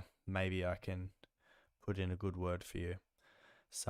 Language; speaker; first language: English; native; English